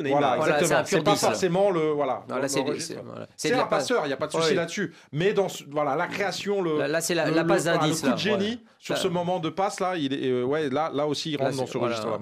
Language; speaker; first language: French; native; French